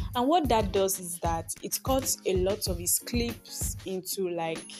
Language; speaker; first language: English; non-native, local second language; Yoruba